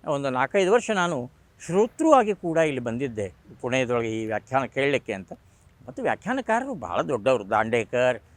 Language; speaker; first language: Kannada; non-native, local second language; Marathi